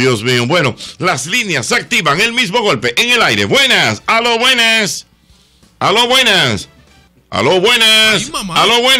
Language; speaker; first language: Spanish; native; Spanish